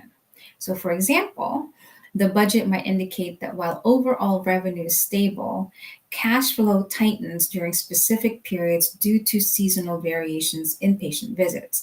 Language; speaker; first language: English; native; English